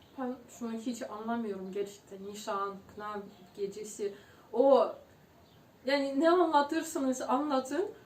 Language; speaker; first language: Turkish; non-native, fluent; Ukrainian